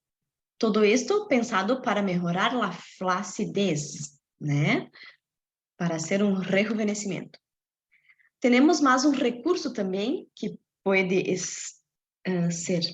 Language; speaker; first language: Spanish; non-native, fluent; Portuguese